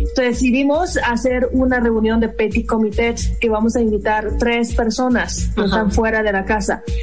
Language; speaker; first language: Spanish; non-native, fluent; Chinese